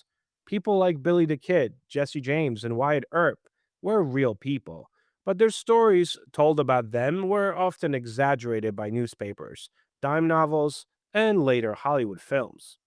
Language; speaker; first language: English; native; English